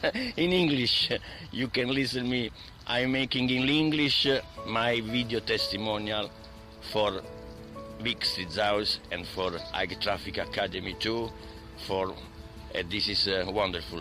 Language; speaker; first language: English; non-native, learner; Italian